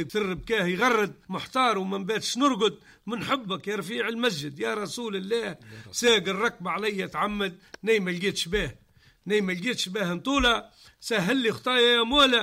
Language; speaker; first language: Arabic; native; Arabic